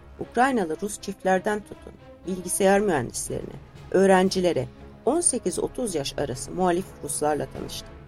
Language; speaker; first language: Turkish; native; Turkish